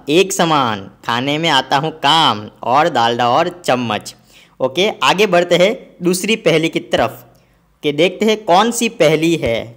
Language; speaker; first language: Hindi; non-native, local second language; Gujarati